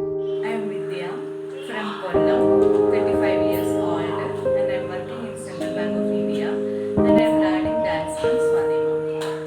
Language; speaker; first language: English; non-native, local second language; Malayalam